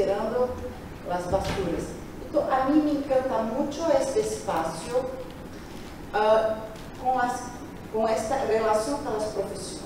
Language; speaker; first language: Spanish; non-native, learner; Portuguese